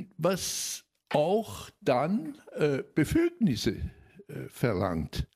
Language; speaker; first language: German; non-native, local second language; Swiss German